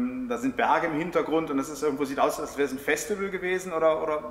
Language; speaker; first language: German; native; German